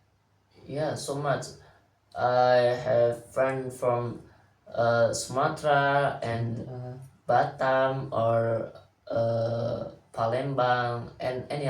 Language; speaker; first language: English; non-native, learner; Indonesian